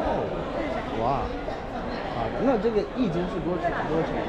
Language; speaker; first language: Chinese; non-native, learner; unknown